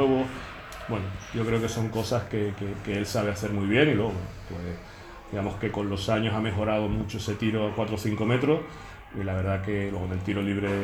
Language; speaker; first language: Spanish; native; Spanish